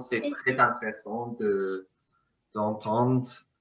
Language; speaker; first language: French; non-native, learner; English